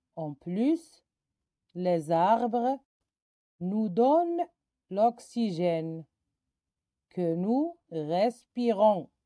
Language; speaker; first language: French; non-native, local second language; Arabic